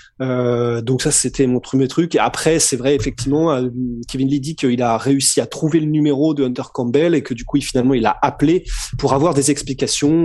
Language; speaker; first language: French; native; French